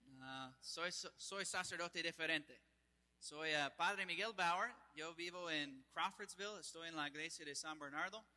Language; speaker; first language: Spanish; non-native, fluent; English